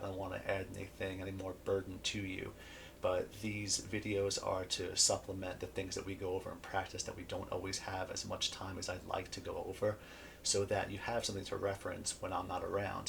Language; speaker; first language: English; native; English